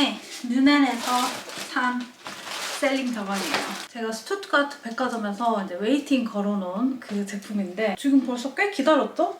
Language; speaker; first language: Korean; native; Korean